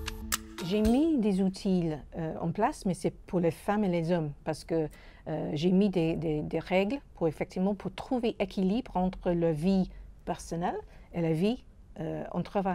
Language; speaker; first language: French; non-native, fluent; English